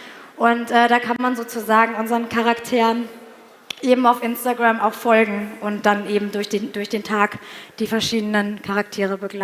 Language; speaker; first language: German; native; German